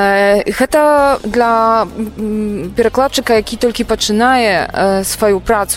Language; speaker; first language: Belarusian; non-native, fluent; Polish